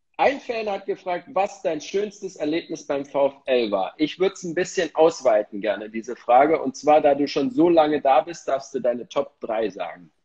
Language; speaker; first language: German; native; German